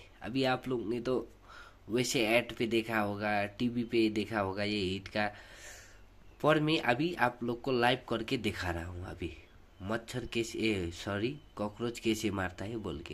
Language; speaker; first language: Hindi; non-native, local second language; Nepali